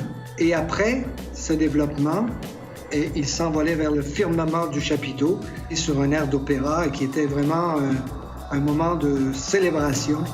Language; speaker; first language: French; native; French